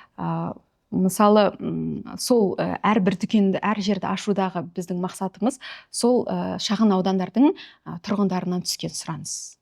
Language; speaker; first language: Kazakh; native; Kazakh